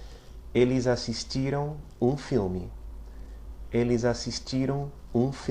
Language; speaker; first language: Portuguese; non-native, fluent; English